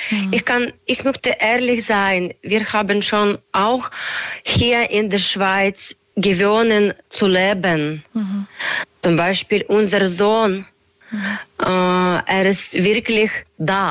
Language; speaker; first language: German; non-native, learner; Ukrainian